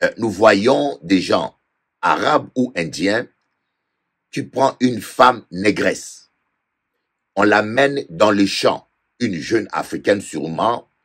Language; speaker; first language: French; non-native, local second language; Lingala